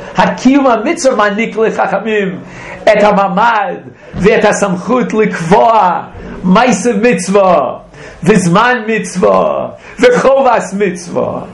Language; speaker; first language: Hebrew; non-native, fluent; English